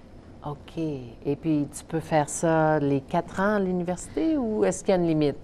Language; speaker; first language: French; native; French